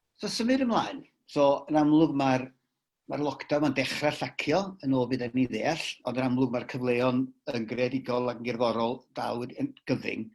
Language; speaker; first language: Welsh; native; Welsh